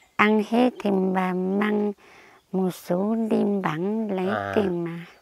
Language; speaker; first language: Vietnamese; native; Vietnamese